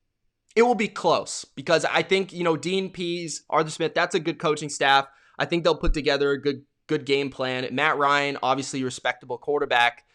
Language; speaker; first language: English; native; English